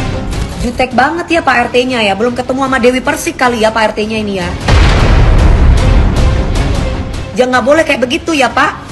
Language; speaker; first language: Indonesian; native; Indonesian